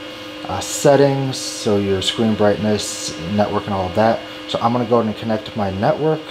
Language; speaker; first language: English; native; English